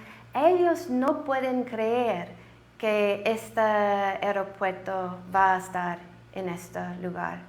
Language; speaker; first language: Spanish; non-native, learner; English